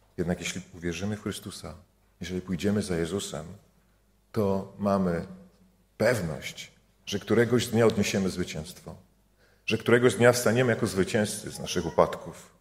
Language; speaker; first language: Polish; native; Polish